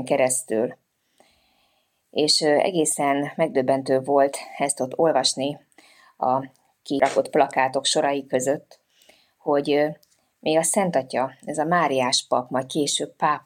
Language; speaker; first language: Hungarian; native; Hungarian